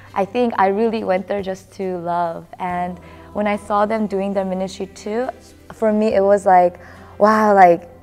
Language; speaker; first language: English; early bilingual, other home language; Korean